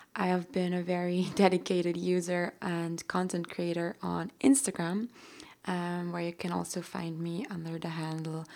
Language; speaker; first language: English; non-native, fluent; German